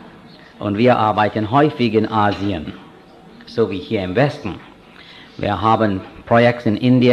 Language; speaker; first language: German; non-native, fluent; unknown